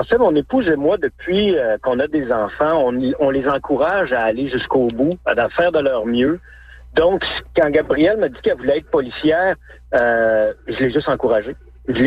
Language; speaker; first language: French; native; French